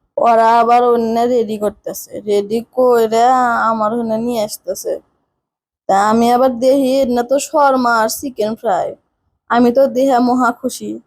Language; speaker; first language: Bangla; native; Bangla